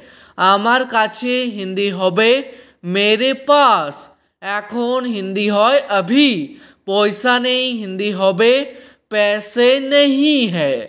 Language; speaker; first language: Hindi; non-native, fluent; Bangla